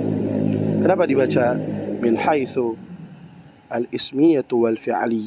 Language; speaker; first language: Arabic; non-native, fluent; Indonesian